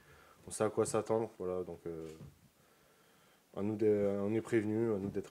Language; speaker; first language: French; native; French